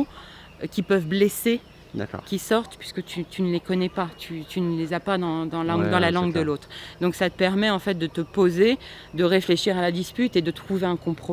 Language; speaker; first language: French; native; French